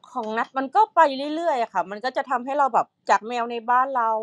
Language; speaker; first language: Thai; native; Thai